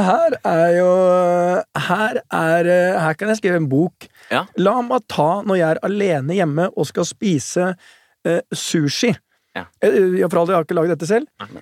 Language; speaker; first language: Norwegian; native; Norwegian